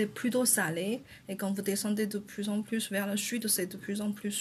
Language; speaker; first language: French; non-native, fluent; Chinese